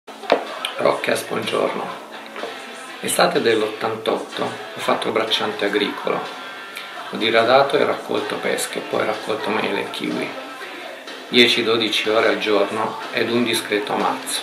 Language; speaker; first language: Italian; native; Italian